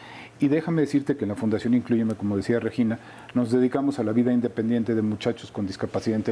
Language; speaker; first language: Spanish; native; Spanish